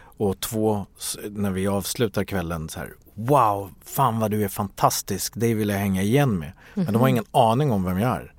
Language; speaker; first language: Swedish; early bilingual, other home language; Bangla